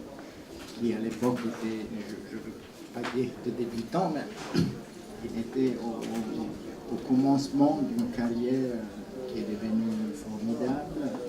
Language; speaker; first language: French; non-native, fluent; Italian